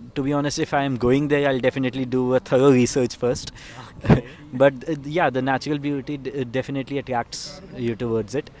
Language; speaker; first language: English; non-native, local second language; Punjabi